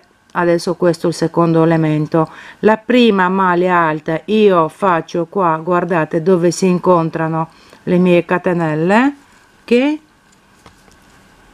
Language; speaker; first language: Italian; non-native, fluent; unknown